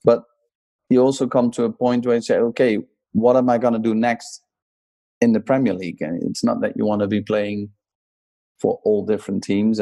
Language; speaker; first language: English; non-native, fluent; Dutch